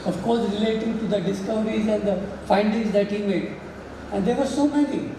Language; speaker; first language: English; non-native, local second language; Marathi